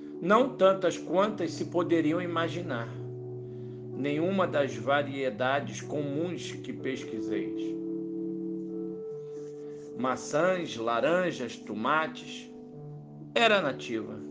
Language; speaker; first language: Portuguese; native; Portuguese